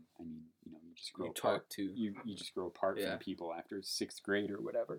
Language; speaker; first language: English; native; English